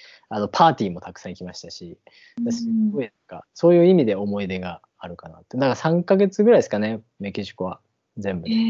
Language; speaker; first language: Japanese; native; Japanese